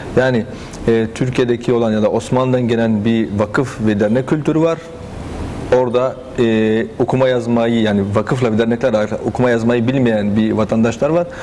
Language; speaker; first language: Turkish; non-native, fluent; Arabic